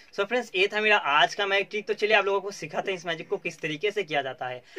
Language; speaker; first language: Hindi; non-native, local second language; Bangla